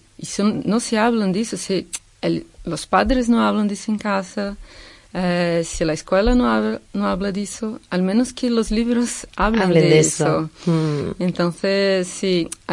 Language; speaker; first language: Spanish; non-native, fluent; Portuguese